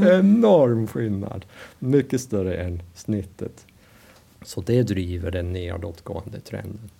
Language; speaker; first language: Swedish; non-native, fluent; English